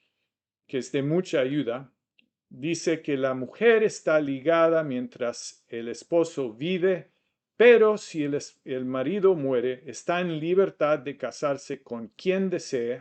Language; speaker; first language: Spanish; non-native, fluent; English